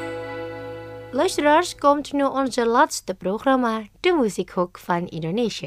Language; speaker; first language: Dutch; non-native, fluent; Indonesian